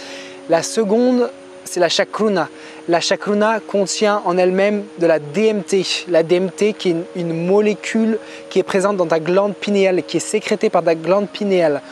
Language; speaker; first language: French; native; French